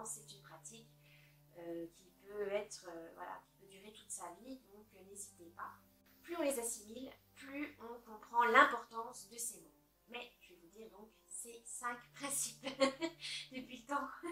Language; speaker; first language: French; native; French